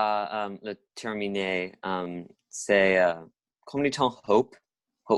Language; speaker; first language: French; non-native, learner; English